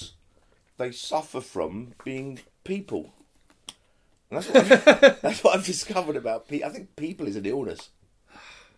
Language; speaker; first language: English; native; English